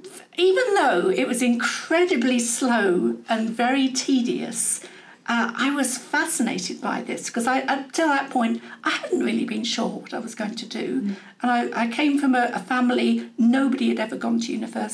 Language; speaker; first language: English; native; English